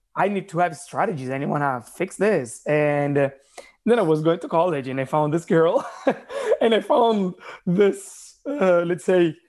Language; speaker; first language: English; non-native, fluent; Italian